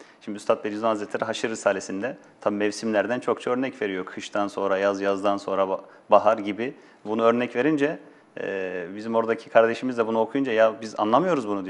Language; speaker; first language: Turkish; native; Turkish